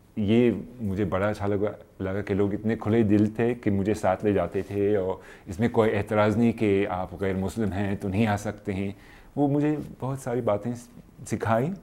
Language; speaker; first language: Urdu; non-native, fluent; English